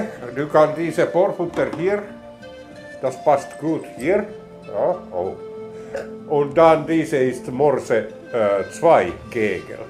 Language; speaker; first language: German; non-native, learner; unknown